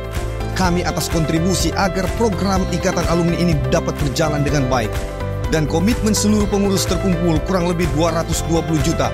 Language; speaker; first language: Indonesian; native; Indonesian